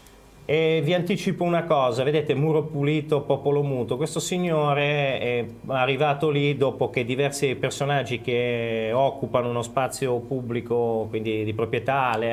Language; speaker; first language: Italian; native; Italian